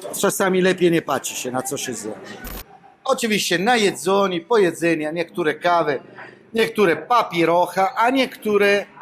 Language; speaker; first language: Polish; non-native, learner; Italian